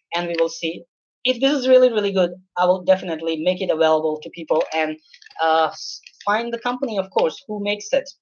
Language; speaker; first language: English; non-native, local second language; Urdu